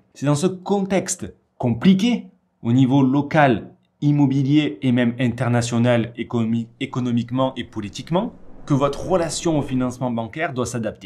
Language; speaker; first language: French; native; French